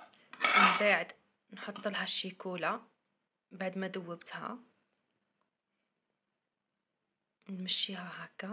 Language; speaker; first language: Arabic; native; Arabic